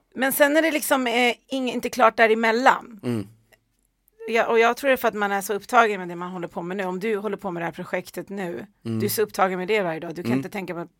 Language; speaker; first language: Swedish; early bilingual, other home language; Persian